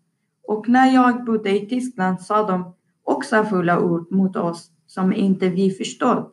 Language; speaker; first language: Swedish; non-native, learner; Persian